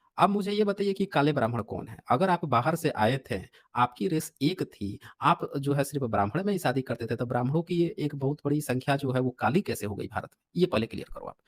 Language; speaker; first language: Hindi; native; Hindi